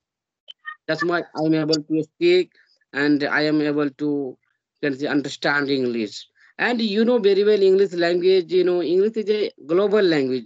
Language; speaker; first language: English; non-native, learner; Hindi